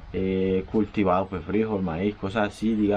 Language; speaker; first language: Spanish; native; Spanish